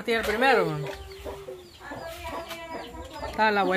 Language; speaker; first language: Spanish; native; Spanish